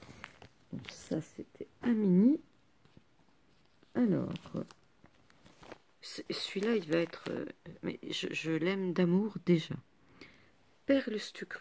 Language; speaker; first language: French; native; French